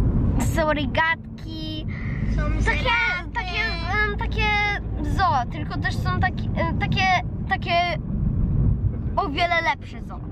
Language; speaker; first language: Polish; early bilingual, heritage; Polish